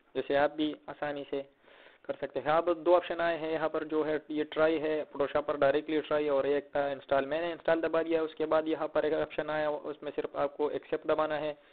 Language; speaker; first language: Hindi; native; Hindi